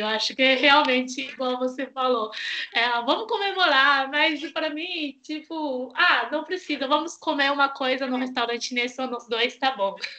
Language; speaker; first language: Portuguese; non-native, fluent; Chinese